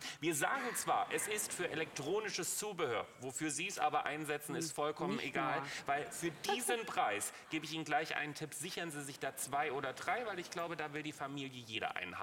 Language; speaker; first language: German; native; German